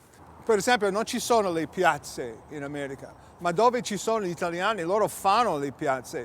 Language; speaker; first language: Italian; early bilingual, heritage; English